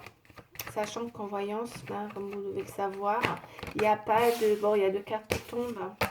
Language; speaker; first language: French; native; French